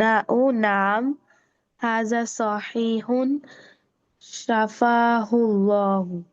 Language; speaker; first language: Arabic; non-native, learner; Bangla